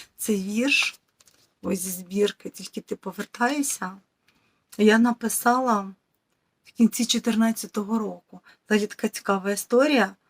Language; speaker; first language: Ukrainian; native; Ukrainian